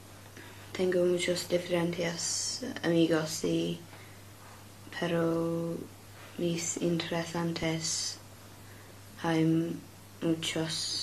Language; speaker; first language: Spanish; non-native, learner; English